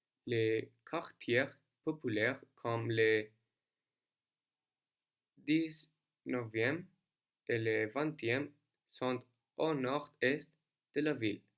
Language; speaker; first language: French; non-native, learner; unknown